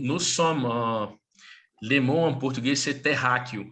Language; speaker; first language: French; non-native, learner; Portuguese